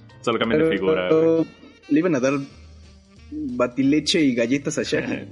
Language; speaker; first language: Spanish; native; Spanish